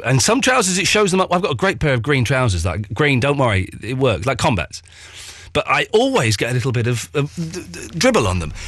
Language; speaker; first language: English; native; English